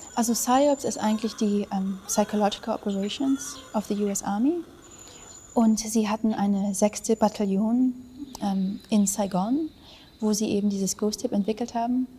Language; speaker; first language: German; early bilingual, other home language; Vietnamese